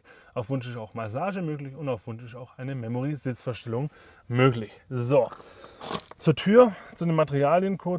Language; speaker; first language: German; native; German